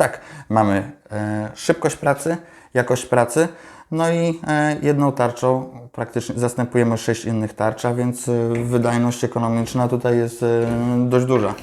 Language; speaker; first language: Polish; native; Polish